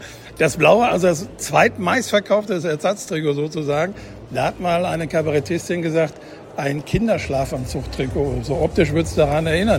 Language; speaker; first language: German; native; German